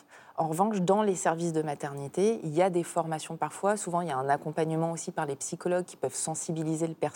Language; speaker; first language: French; native; French